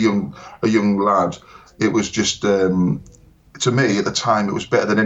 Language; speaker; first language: English; native; English